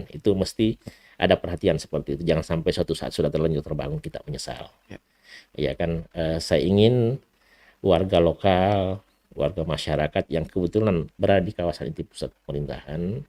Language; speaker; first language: Indonesian; native; Indonesian